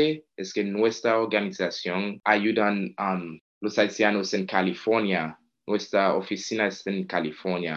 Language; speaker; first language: Spanish; non-native, fluent; Haitian Creole